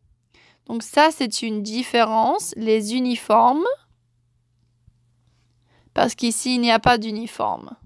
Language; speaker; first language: French; non-native, fluent; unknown